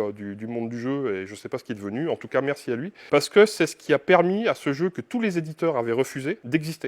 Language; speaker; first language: French; native; French